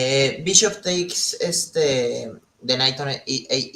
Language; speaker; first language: English; non-native, learner; Spanish